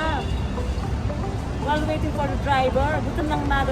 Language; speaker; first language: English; non-native, local second language; Filipino